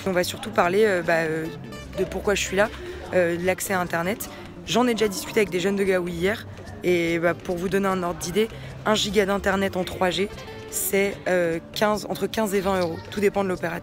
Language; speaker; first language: French; native; French